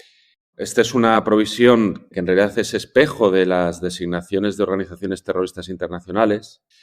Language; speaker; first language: Spanish; native; Spanish